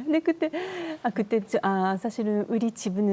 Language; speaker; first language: Korean; non-native, learner; Japanese